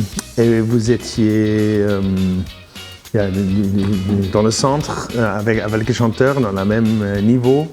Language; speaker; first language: French; non-native, learner; German